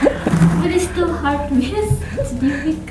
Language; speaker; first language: English; non-native, learner; Indonesian